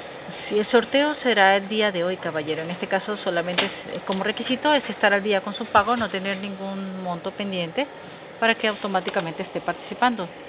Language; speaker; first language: Spanish; native; Spanish